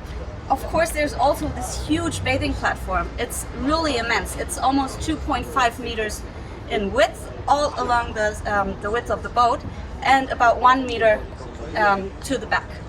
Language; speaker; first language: English; non-native, fluent; German